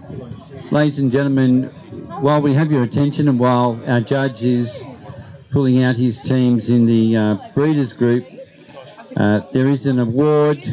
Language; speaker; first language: English; native; English